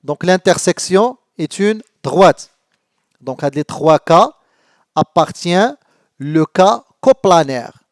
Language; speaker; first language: French; non-native, local second language; Arabic